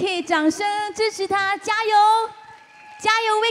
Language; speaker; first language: Chinese; native; Chinese